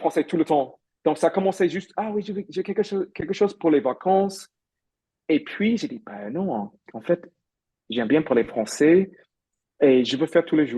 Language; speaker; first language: French; non-native, fluent; English